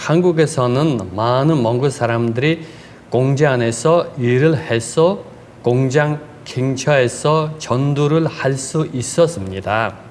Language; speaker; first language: Korean; non-native, learner; Mongolian